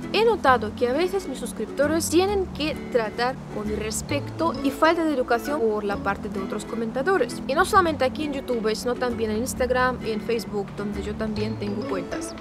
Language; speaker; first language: Spanish; non-native, fluent; Russian